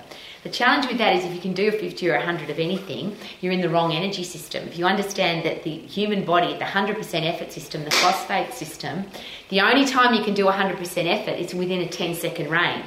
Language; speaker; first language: English; native; English